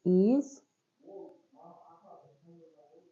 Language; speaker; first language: English; non-native, learner; Kazakh